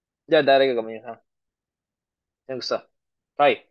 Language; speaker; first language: Japanese; non-native, fluent; Filipino